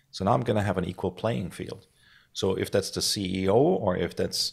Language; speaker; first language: English; non-native, fluent; German